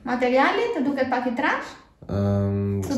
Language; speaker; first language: Albanian; early bilingual, heritage; Albanian